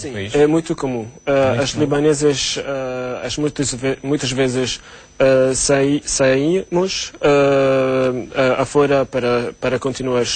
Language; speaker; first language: Portuguese; non-native, learner; Arabic